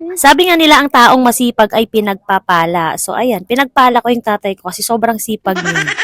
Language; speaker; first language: Filipino; non-native, local second language; Hiligaynon